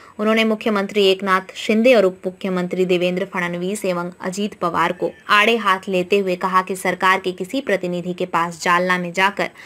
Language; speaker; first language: Hindi; non-native, local second language; Marathi